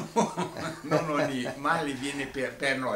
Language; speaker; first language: Italian; non-native, fluent; Romanian